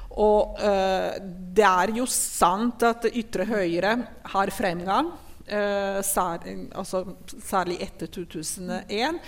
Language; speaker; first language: Norwegian; non-native, fluent; Italian